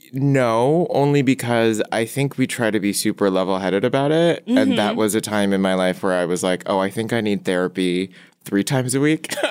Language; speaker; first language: English; early bilingual, other home language; Korean